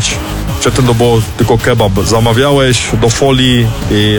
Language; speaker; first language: Polish; early bilingual, heritage; Polish